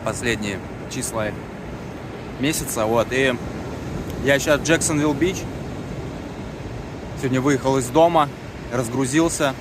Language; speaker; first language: Russian; native; Russian